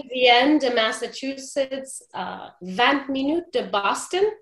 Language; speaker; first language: French; non-native, fluent; English